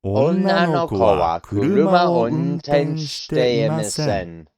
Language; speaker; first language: Japanese; non-native, learner; English